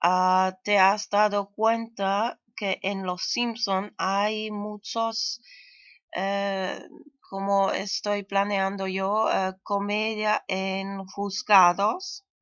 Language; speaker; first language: Spanish; non-native, fluent; German